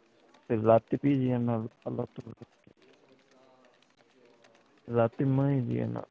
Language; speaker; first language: Arabic; non-native, learner; Urdu